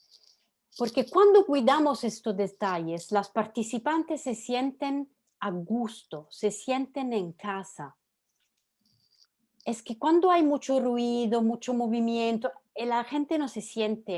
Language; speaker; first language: Spanish; non-native, fluent; Italian